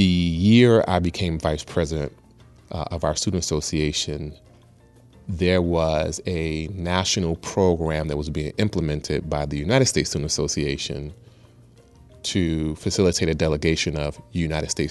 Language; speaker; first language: English; early bilingual, other home language; Spanish